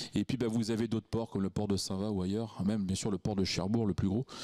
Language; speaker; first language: French; native; French